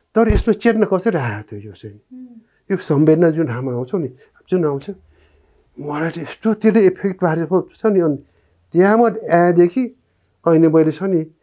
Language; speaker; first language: Nepali; non-native, local second language; Newari